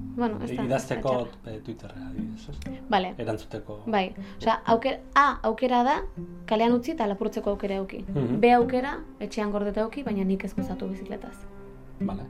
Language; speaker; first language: Basque; native; Basque